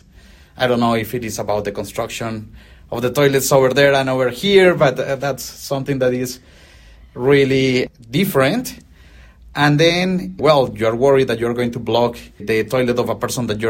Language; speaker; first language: English; non-native, fluent; Spanish